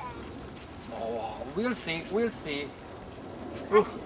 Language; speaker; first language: English; non-native, learner; Croatian